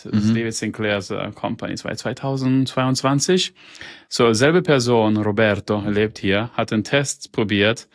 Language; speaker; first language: German; early bilingual, heritage; German